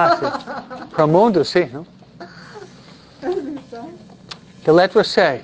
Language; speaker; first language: Spanish; non-native, fluent; English